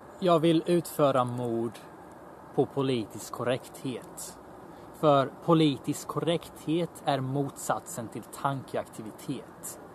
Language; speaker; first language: Swedish; early bilingual, other home language; Bosnian